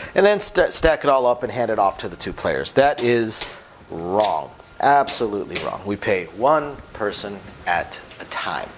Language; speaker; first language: English; native; English